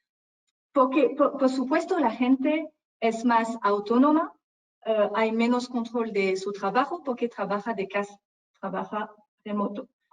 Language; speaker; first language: Spanish; non-native, fluent; French